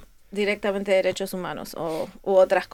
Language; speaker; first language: Spanish; native; Spanish